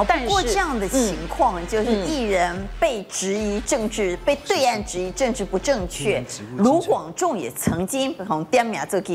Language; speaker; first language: Chinese; native; Chinese